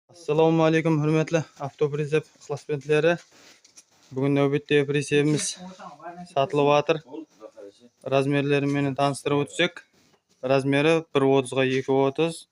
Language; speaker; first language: Uzbek; non-native, local second language; Kara-Kalpak